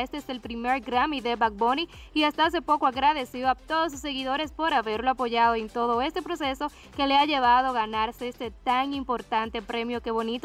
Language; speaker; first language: Spanish; native; Spanish